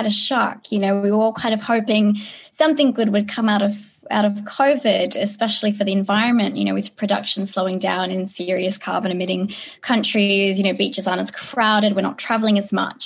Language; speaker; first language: English; native; English